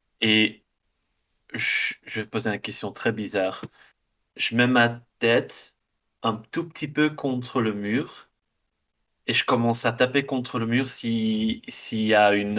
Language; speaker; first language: French; non-native, fluent; Dutch